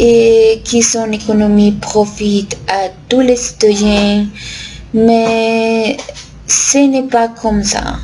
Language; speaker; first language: French; non-native, learner; Spanish